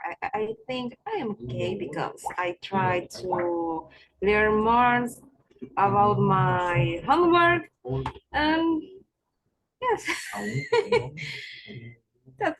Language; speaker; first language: English; non-native, learner; Spanish